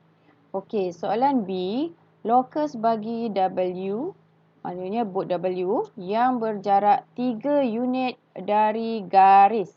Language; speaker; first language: Malay; native; Malay